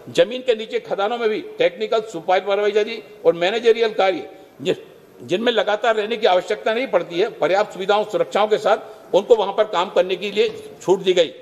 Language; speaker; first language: Hindi; native; Hindi